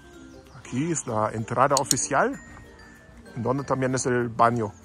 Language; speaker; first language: Spanish; non-native, learner; German